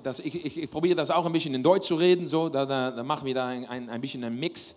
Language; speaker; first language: German; non-native, learner; Dutch